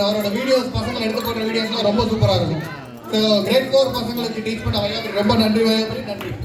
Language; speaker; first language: Tamil; native; Tamil